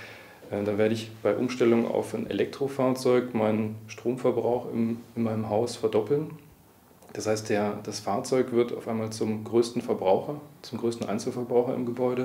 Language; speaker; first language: German; native; German